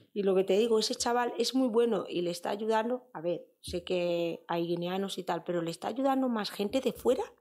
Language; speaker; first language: Spanish; native; Spanish